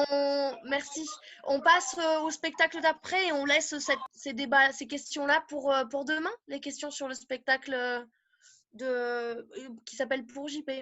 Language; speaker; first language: French; native; French